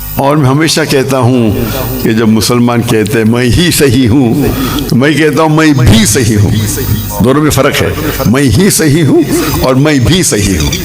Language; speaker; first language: Urdu; non-native, local second language; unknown